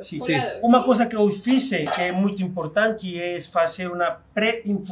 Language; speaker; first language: Portuguese; non-native, fluent; Spanish